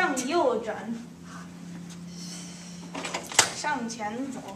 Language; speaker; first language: Chinese; non-native, learner; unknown